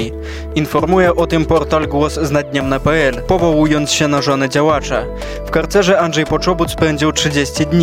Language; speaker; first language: Polish; native; Polish